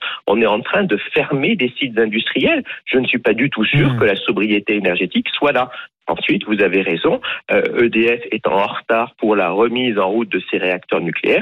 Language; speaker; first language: French; native; French